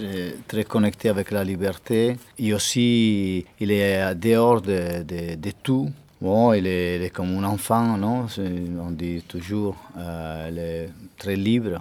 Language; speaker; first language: French; non-native, fluent; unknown